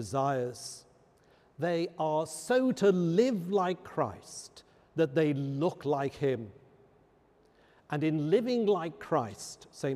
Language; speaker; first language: English; native; English